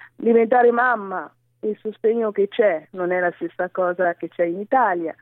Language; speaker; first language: Italian; non-native, fluent; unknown